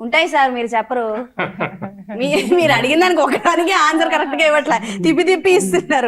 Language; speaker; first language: Telugu; native; Telugu